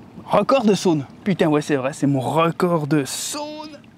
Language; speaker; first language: French; native; French